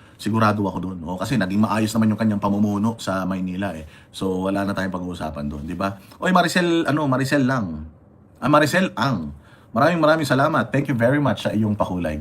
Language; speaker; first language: Filipino; non-native, local second language; Iloko